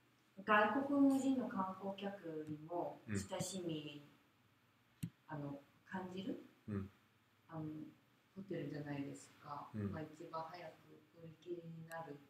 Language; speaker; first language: Japanese; non-native, fluent; Korean